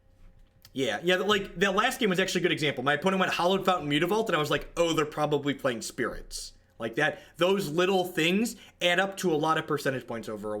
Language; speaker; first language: English; native; English